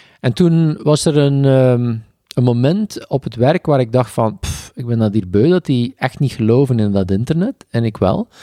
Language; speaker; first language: Dutch; native; Dutch